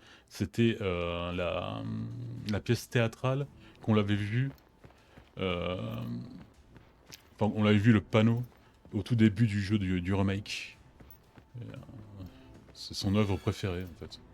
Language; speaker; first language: French; native; French